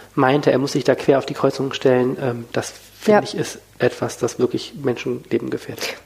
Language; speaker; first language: German; native; German